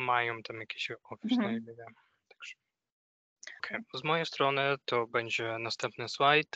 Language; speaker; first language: Polish; non-native, fluent; Ukrainian